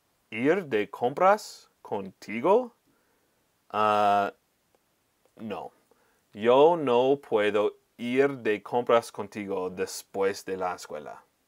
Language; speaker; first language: Spanish; non-native, fluent; English